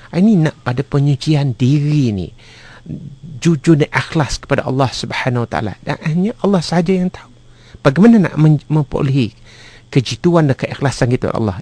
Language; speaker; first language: Malay; native; Malay